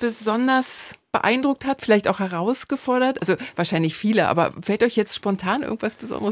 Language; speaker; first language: German; native; German